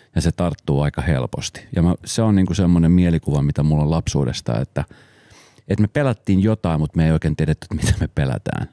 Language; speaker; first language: Finnish; early bilingual, other home language; Spanish